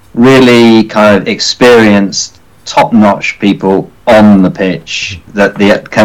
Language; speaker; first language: English; native; English